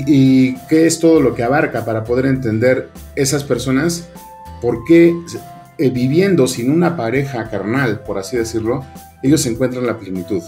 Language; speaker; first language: Spanish; native; Spanish